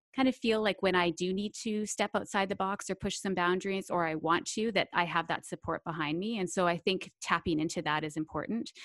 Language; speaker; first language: English; native; English